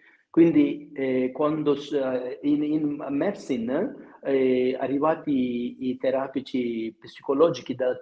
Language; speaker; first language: Italian; non-native, fluent; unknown